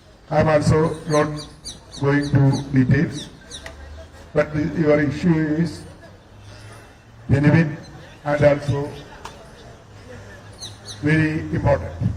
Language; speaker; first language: English; non-native, local second language; Malayalam